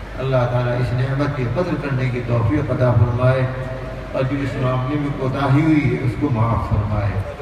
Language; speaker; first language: Urdu; native; Urdu